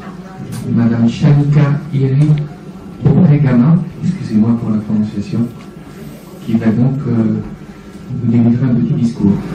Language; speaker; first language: French; native; French